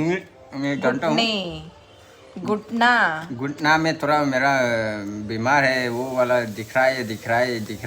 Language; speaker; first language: Hindi; non-native, local second language; Manipuri